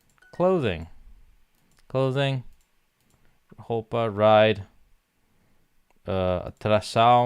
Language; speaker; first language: Portuguese; non-native, learner; English